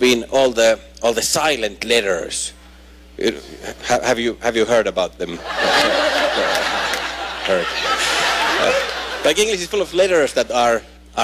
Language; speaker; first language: English; non-native, fluent; Finnish